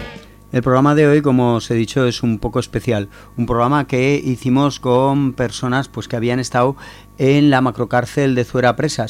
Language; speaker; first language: Spanish; native; Spanish